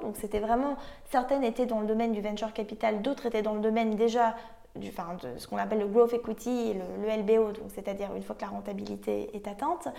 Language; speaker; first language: French; native; French